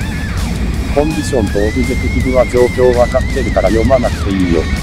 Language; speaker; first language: Japanese; native; Japanese